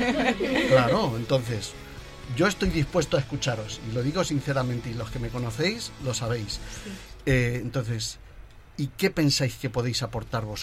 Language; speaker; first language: Spanish; native; Spanish